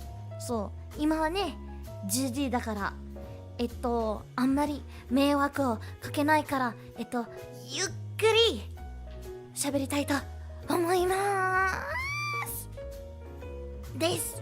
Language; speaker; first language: Japanese; non-native, learner; Indonesian